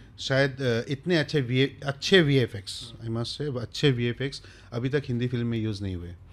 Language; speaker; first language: Hindi; non-native, local second language; Bangla